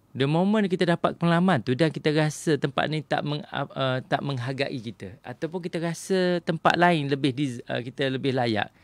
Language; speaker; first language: Malay; native; Malay